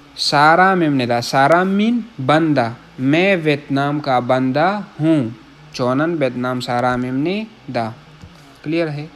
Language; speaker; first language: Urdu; non-native, local second language; Punjabi